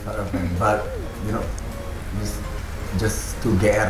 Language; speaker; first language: English; non-native, learner; Indonesian